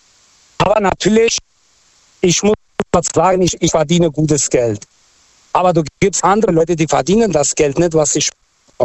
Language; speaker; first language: German; non-native, fluent; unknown